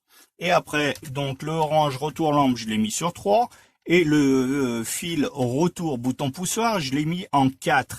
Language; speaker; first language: French; native; French